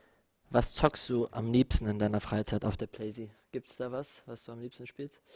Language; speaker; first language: German; native; German